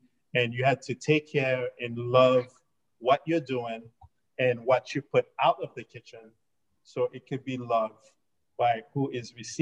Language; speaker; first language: English; native; English